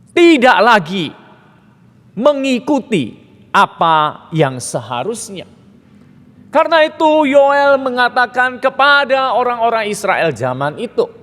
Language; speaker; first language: Indonesian; native; Indonesian